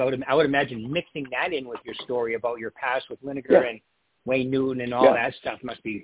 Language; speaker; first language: English; native; English